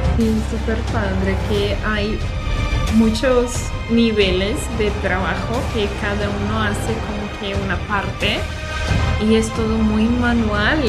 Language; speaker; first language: Spanish; non-native, fluent; Portuguese